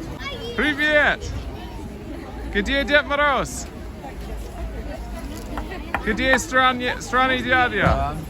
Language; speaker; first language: Russian; non-native, learner; English